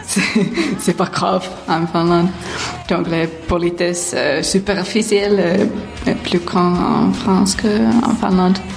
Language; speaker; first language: French; non-native, fluent; Finnish